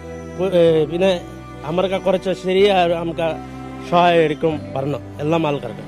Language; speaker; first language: Malayalam; non-native, learner; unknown